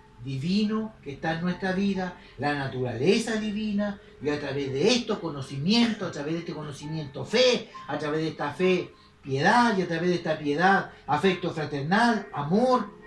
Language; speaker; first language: Spanish; native; Spanish